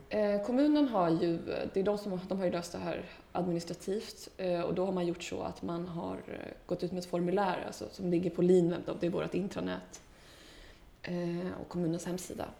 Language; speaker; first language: Swedish; early bilingual, heritage; Swedish